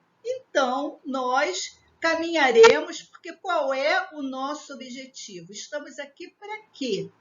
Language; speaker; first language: Portuguese; native; Portuguese